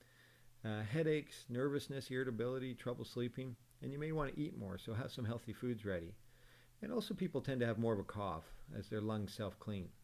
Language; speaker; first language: English; native; English